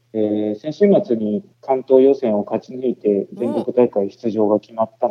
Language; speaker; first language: Japanese; native; Japanese